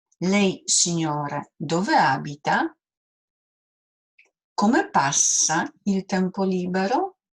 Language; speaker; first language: Italian; non-native, fluent; Polish